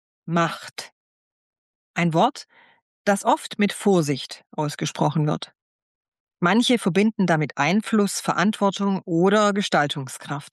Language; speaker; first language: German; native; German